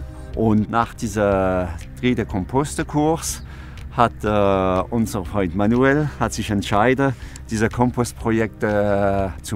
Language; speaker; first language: German; non-native, fluent; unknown